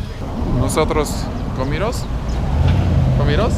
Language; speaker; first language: Spanish; non-native, learner; Polish